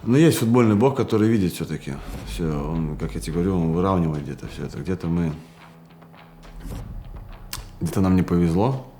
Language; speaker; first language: Russian; native; Russian